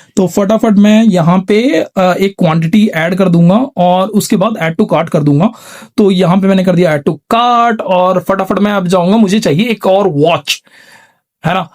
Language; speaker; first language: Hindi; native; Hindi